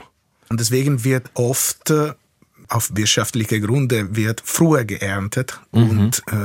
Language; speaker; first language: German; non-native, fluent; Italian